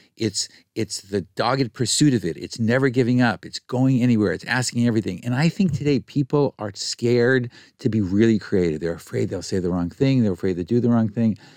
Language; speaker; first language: English; native; English